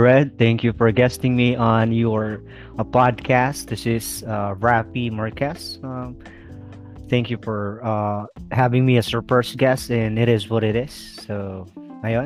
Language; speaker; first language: English; non-native, local second language; Filipino